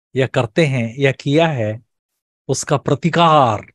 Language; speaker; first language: Hindi; non-native, local second language; Malayalam